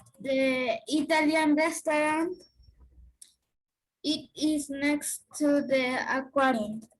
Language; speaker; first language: English; non-native, learner; Spanish